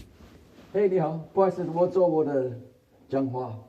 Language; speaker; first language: Chinese; non-native, learner; English